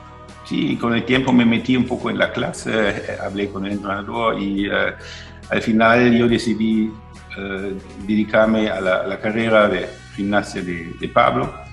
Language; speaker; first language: Spanish; non-native, fluent; German